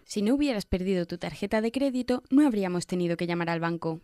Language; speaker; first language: Spanish; native; Spanish